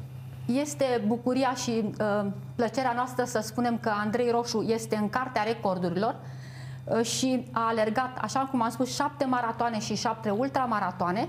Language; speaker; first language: Romanian; native; Romanian